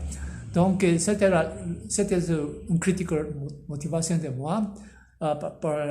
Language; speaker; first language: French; non-native, learner; Korean